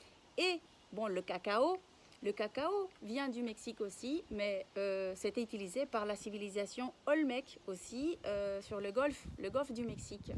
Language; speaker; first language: French; non-native, fluent; Spanish